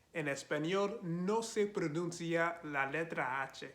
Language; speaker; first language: Spanish; non-native, learner; English